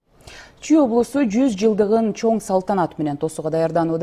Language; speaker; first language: Kyrgyz; native; Kyrgyz